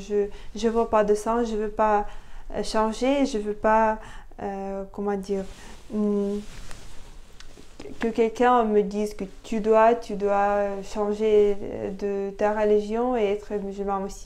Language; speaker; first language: French; non-native, fluent; Russian